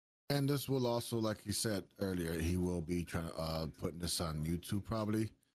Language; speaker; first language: English; early bilingual, other home language; Spanish